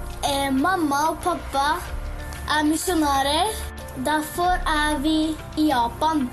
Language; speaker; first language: Norwegian; early bilingual, heritage; Japanese